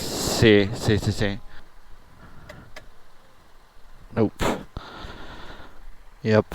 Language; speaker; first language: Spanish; non-native, learner; English